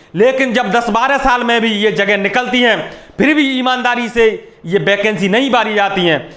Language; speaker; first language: Hindi; native; Hindi